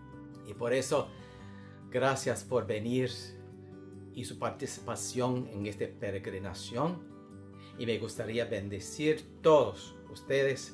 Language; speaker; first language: Spanish; non-native, learner; English